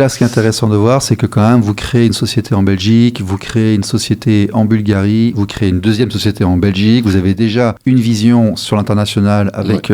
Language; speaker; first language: French; native; French